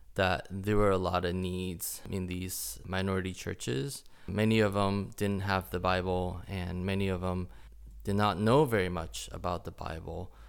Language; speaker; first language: English; early bilingual, other home language; Chinese